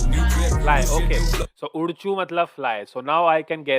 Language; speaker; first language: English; non-native, local second language; Hindi